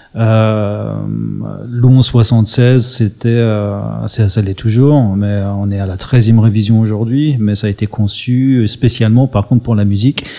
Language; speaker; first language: French; early bilingual, other home language; English